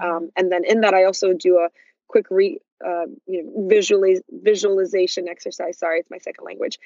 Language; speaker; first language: English; early bilingual, other home language; Russian